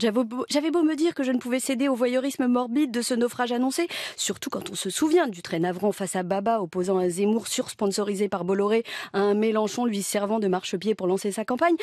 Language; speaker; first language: French; native; French